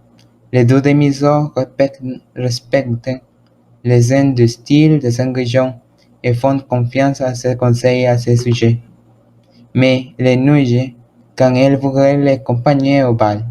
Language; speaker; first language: French; non-native, learner; Spanish